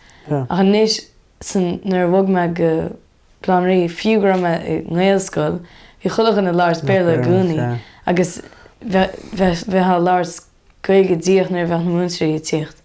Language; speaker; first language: Irish; native; Irish